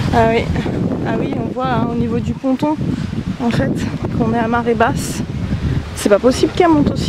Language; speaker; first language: French; native; French